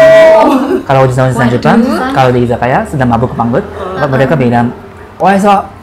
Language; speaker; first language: Indonesian; non-native, learner; Japanese